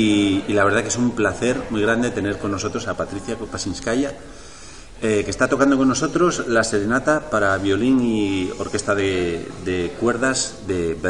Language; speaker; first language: Spanish; native; Spanish